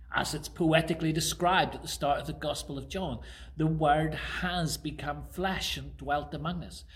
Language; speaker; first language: English; native; English